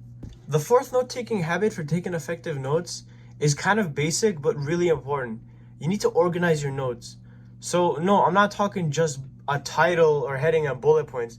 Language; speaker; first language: English; native; English